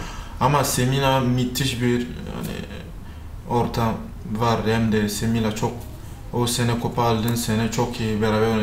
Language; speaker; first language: Turkish; non-native, fluent; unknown